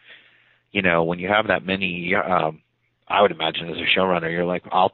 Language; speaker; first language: English; native; English